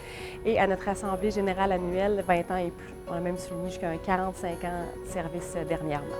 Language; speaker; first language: French; native; French